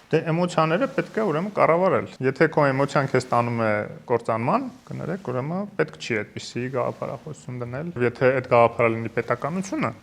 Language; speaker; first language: Armenian; native; Armenian